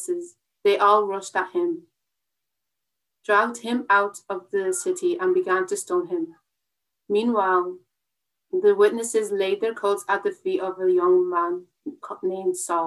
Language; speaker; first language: English; native; English